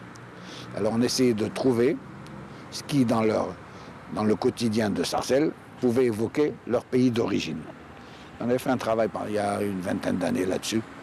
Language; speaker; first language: French; non-native, local second language; Arabic